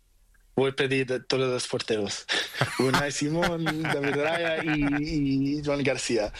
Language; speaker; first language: Portuguese; non-native, learner; Spanish